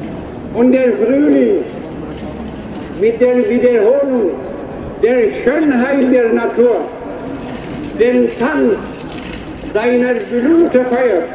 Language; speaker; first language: German; non-native, fluent; Persian